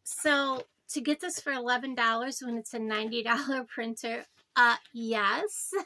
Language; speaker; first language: English; native; English